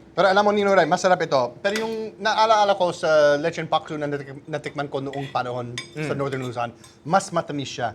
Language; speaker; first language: Filipino; non-native, fluent; English